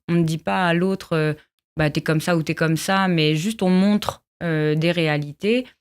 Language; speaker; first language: French; non-native, local second language; Arabic